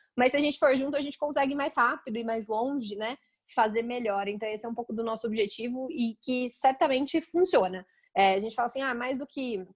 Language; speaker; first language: Portuguese; native; Portuguese